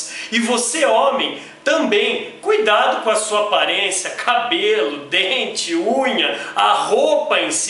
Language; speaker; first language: Portuguese; native; Portuguese